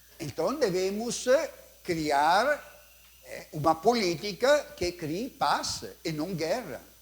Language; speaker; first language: Portuguese; non-native, fluent; Italian